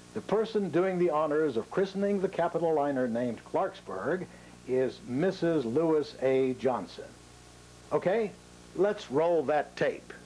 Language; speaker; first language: English; native; English